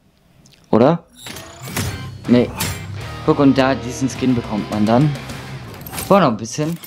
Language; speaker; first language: German; native; German